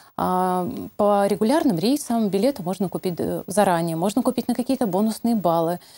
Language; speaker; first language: Russian; native; Russian